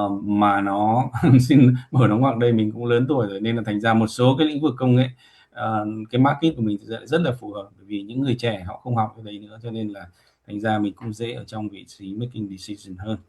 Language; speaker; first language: Vietnamese; native; Vietnamese